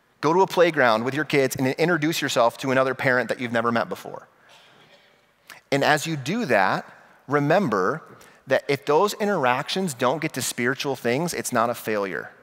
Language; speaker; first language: English; native; English